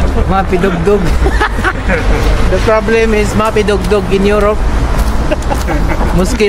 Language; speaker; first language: English; non-native, local second language; Filipino